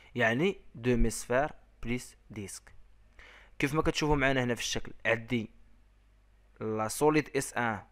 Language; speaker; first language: French; non-native, local second language; Arabic